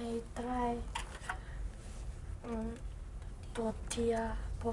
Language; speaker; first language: Spanish; non-native, learner; English